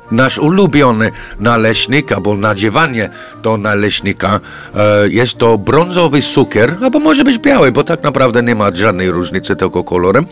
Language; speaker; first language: Polish; non-native, fluent; English